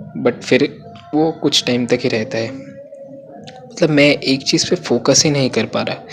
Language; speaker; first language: Hindi; non-native, local second language; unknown